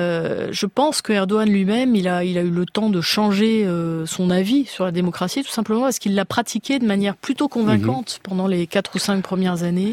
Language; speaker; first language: French; native; French